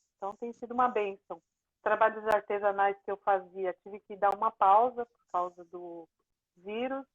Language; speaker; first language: Portuguese; native; Portuguese